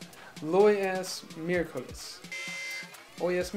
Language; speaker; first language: Spanish; non-native, learner; English